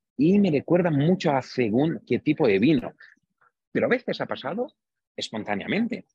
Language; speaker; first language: Spanish; non-native, fluent; Hungarian